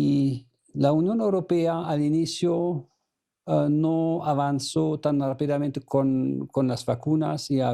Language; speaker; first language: Spanish; non-native, fluent; German